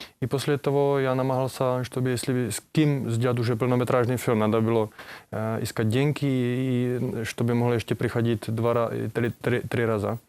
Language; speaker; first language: Russian; non-native, learner; Czech